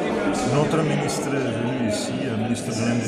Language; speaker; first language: French; non-native, fluent; Czech